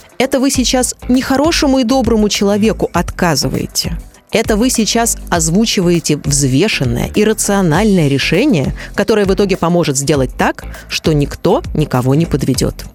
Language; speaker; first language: Russian; native; Russian